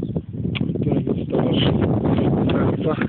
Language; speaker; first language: Polish; native; Polish